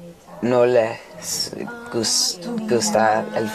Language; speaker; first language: Spanish; non-native, learner; English